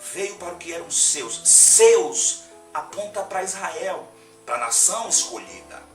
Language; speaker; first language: Portuguese; native; Portuguese